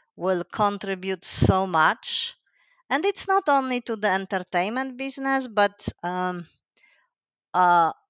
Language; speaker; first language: English; non-native, fluent; Polish